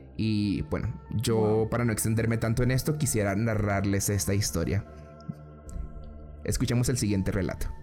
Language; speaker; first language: Spanish; native; Spanish